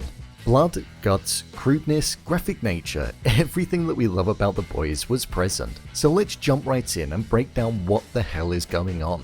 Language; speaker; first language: English; native; English